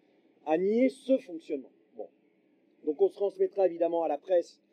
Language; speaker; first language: French; native; French